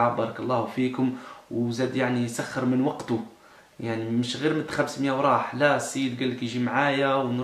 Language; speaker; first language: Arabic; native; Arabic